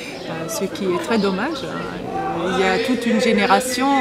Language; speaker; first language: French; non-native, fluent; German